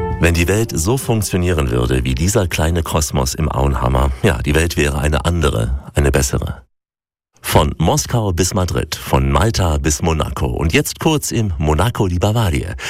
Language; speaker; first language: German; native; German